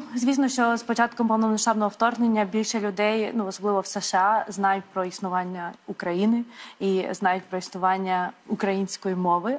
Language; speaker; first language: Ukrainian; native; Ukrainian